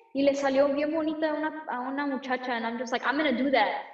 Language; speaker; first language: Spanish; early bilingual, heritage; Spanish